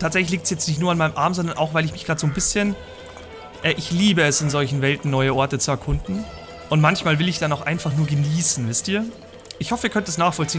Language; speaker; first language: German; native; German